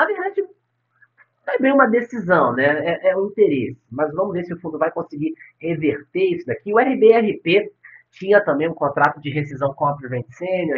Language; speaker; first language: Portuguese; native; Portuguese